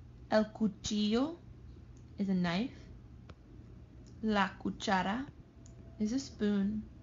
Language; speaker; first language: English; native; English